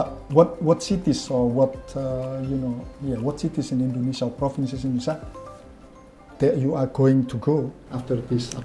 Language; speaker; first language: English; non-native, fluent; Indonesian